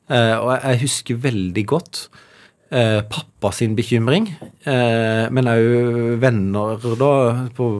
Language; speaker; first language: Norwegian; native; Norwegian